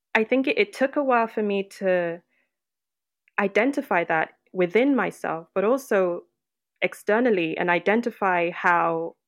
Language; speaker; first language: English; non-native, local second language; Yoruba